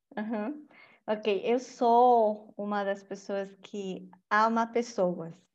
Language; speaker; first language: Portuguese; non-native, fluent; Spanish